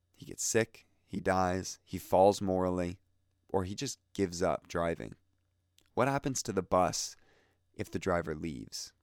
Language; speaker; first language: English; native; English